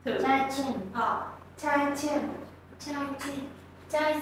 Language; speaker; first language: Chinese; non-native, learner; Vietnamese